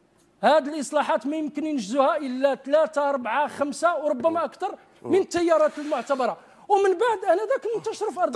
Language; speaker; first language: Arabic; native; Arabic